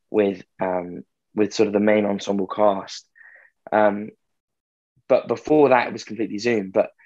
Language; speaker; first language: English; native; English